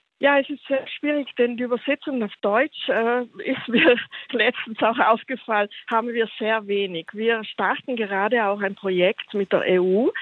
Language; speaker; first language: German; non-native, local second language; Ladin